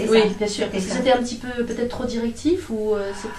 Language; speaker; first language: French; native; French